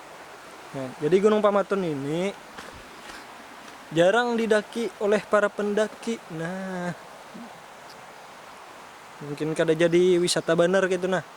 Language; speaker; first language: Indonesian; non-native, local second language; Banjar